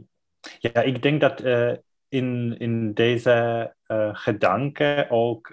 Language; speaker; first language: Dutch; non-native, learner; Czech